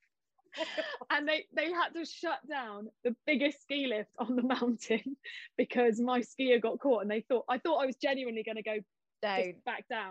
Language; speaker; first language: English; native; English